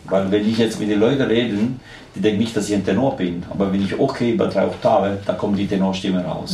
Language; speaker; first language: German; non-native, fluent; Italian